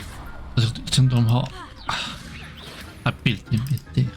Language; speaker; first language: Swedish; non-native, learner; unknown